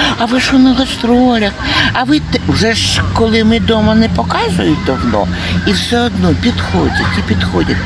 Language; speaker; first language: Ukrainian; non-native, local second language; Russian